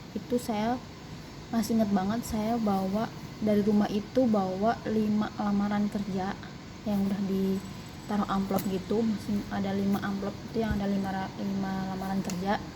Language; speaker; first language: Indonesian; non-native, local second language; Javanese